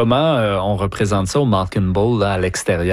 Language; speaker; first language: French; native; French